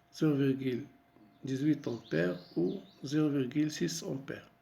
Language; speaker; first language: French; non-native, local second language; Arabic